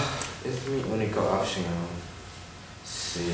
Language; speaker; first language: Spanish; non-native, learner; English